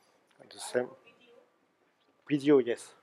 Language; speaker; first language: English; non-native, learner; French